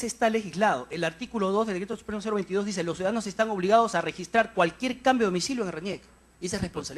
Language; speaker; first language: Spanish; native; Spanish